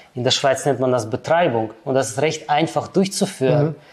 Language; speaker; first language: German; non-native, fluent; Russian